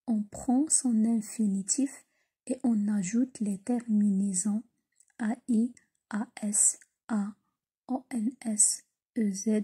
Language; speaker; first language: French; non-native, local second language; Arabic